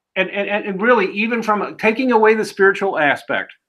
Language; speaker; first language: English; native; English